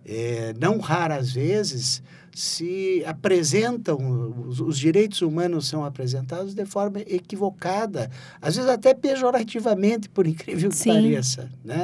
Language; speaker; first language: Portuguese; native; Portuguese